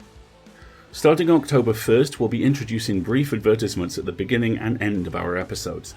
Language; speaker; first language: English; native; English